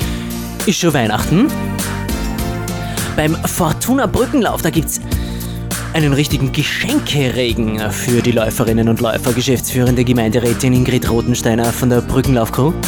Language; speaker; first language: German; native; German